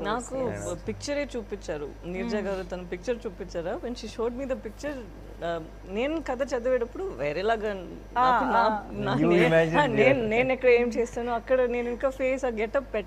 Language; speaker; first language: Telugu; non-native, fluent; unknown